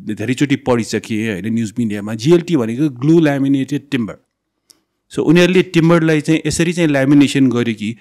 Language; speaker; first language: Nepali; non-native, local second language; Newari